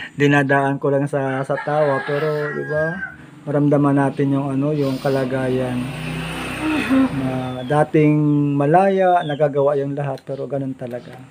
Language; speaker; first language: Filipino; non-native, local second language; Bikol